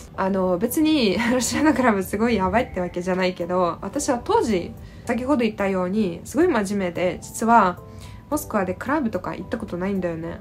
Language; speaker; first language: Japanese; non-native, fluent; Russian